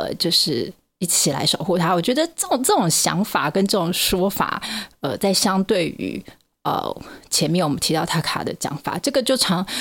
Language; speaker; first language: Chinese; native; Chinese